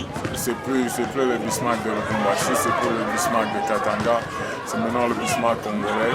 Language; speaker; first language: French; non-native, local second language; Swahili